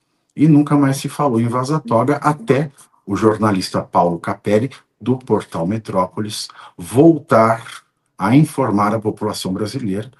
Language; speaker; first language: Portuguese; native; Portuguese